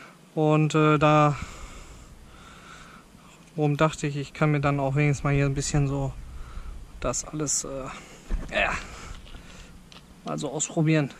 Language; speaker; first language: German; native; German